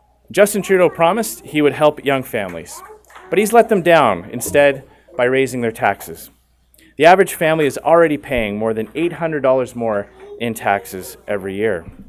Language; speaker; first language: English; native; English